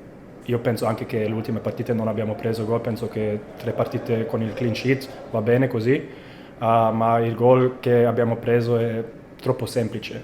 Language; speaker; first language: Italian; non-native, fluent; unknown